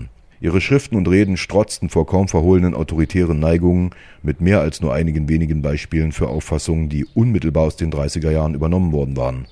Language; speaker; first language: German; native; German